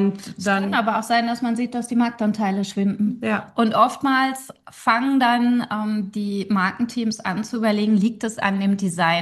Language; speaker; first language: German; native; German